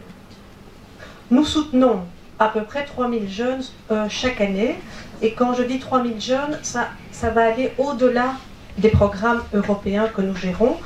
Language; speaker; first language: French; native; French